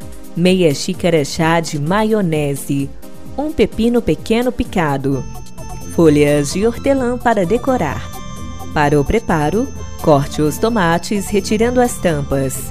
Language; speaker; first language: Portuguese; native; Portuguese